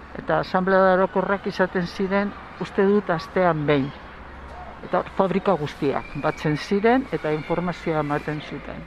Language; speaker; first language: Basque; non-native, local second language; Spanish